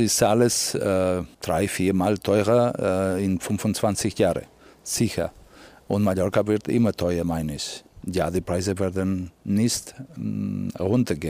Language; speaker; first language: German; non-native, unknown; Catalan